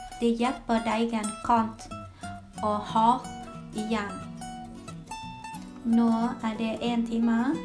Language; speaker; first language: Norwegian; non-native, learner; Vietnamese